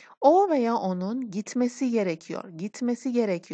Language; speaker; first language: Turkish; non-native, fluent; Persian